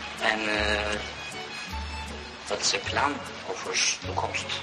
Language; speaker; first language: Dutch; non-native, learner; Turkish